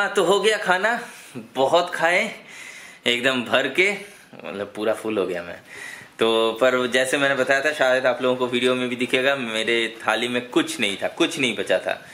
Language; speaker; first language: Hindi; non-native, local second language; Bangla